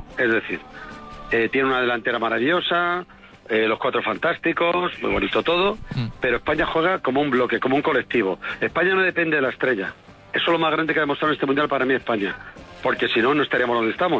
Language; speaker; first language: Spanish; native; Spanish